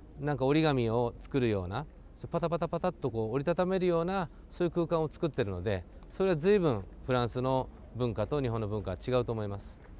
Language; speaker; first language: Japanese; native; Japanese